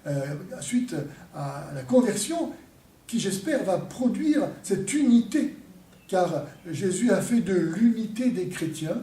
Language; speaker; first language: French; native; French